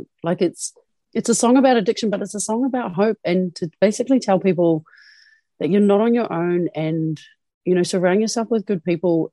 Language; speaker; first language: English; native; English